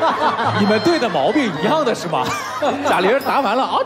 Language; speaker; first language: Chinese; native; Chinese